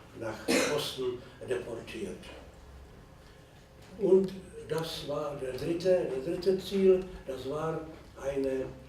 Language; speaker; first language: German; non-native, fluent; Czech